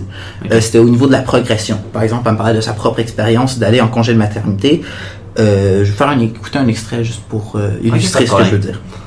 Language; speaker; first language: French; native; French